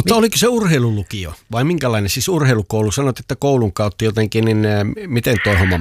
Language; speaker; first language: Finnish; native; Finnish